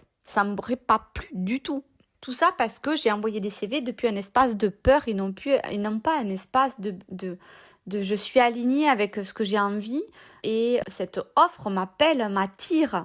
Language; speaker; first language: French; native; French